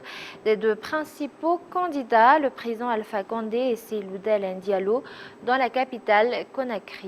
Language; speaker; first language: French; non-native, local second language; Malagasy